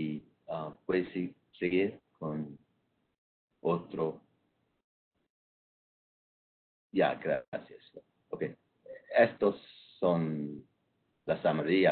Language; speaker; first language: Spanish; non-native, fluent; English